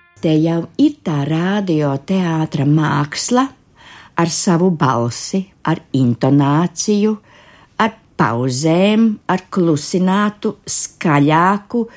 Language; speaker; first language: Latvian; native; Latvian